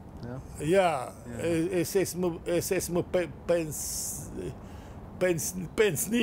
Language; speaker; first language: Latvian; non-native, learner; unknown